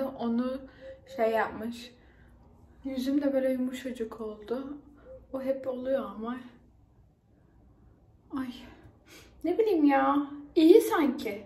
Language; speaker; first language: Turkish; early bilingual, heritage; Turkish